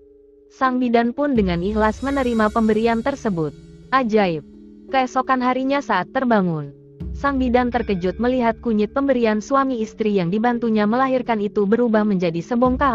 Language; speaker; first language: Indonesian; native; Indonesian